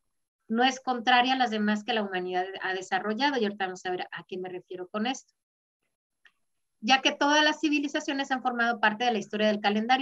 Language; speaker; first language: Spanish; native; Spanish